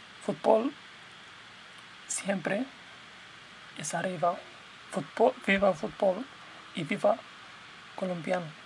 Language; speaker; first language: Spanish; non-native, learner; English